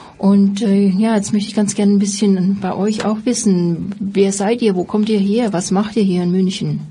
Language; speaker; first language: German; native; German